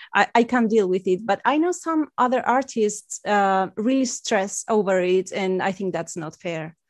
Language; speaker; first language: English; non-native, fluent; Spanish